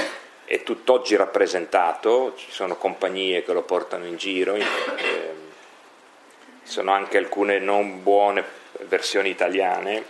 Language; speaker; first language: Italian; native; Italian